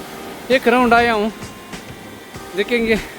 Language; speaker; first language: Hindi; non-native, local second language; Kannada